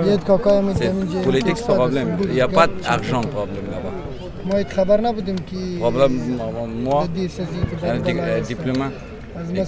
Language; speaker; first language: French; non-native, learner; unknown